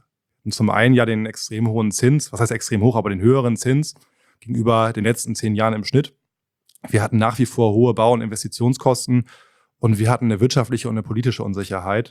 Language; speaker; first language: German; native; German